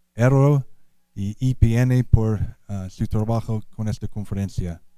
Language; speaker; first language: Spanish; non-native, learner; English